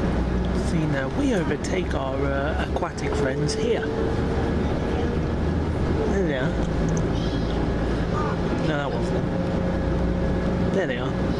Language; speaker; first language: English; native; English